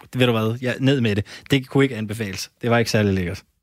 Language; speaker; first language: Danish; native; Danish